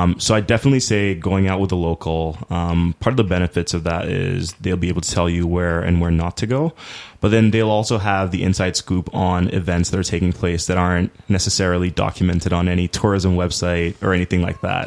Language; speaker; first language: English; native; English